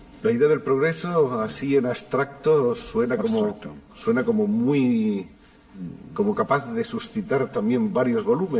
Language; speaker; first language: Spanish; native; Spanish